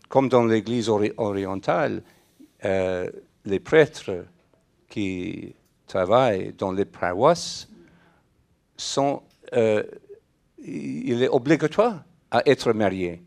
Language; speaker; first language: French; non-native, fluent; English